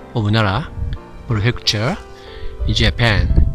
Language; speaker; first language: English; non-native, fluent; Japanese